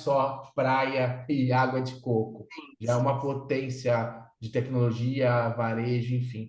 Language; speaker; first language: Portuguese; native; Portuguese